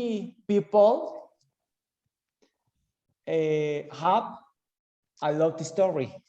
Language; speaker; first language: English; non-native, learner; Spanish